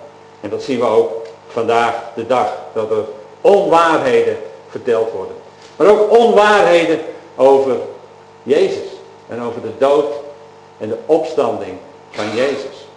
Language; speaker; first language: Dutch; native; Dutch